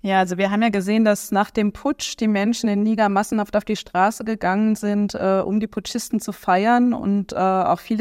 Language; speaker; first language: German; native; German